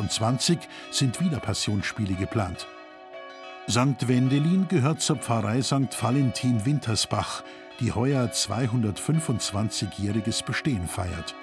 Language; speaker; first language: German; native; German